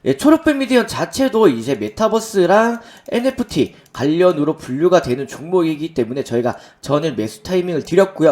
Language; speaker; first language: Korean; native; Korean